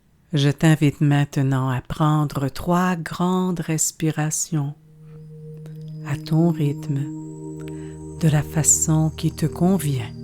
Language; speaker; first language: French; native; French